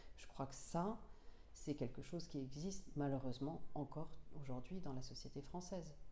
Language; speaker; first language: French; non-native, local second language; Finnish